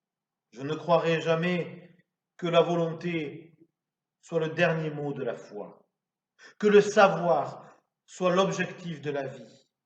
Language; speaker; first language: French; native; French